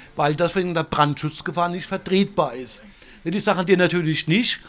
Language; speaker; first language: German; non-native, fluent; Italian